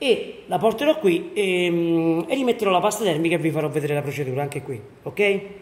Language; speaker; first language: Italian; native; Italian